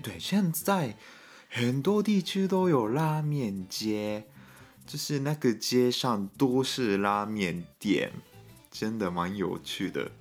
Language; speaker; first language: Chinese; non-native, fluent; Japanese